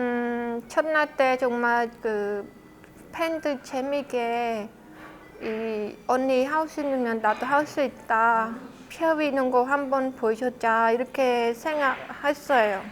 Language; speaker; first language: Korean; non-native, learner; Khmer